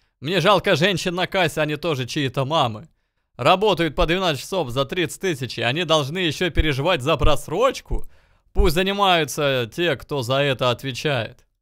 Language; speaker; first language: Russian; native; Russian